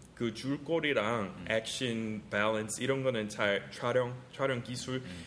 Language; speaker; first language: Korean; non-native, fluent; English